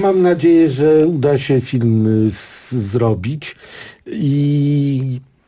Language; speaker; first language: Polish; native; Polish